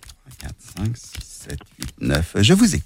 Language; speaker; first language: French; native; French